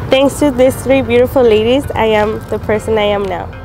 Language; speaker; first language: English; early bilingual, other home language; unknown